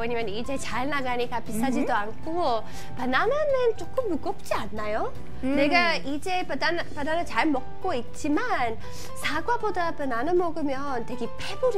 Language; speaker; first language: Korean; non-native, learner; English